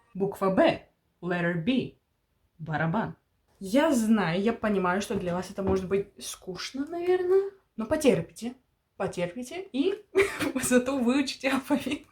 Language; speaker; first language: Russian; early bilingual, heritage; Russian